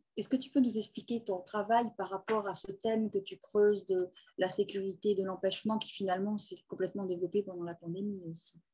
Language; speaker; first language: French; native; French